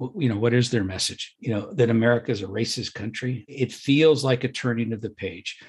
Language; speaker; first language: English; native; English